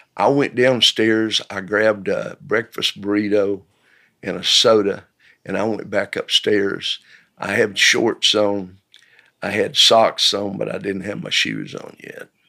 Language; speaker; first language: English; native; English